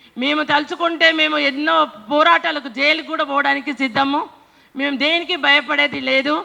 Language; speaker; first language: Telugu; non-native, local second language; Lambadi